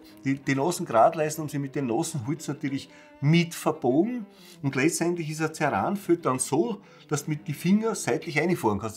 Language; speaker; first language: German; native; German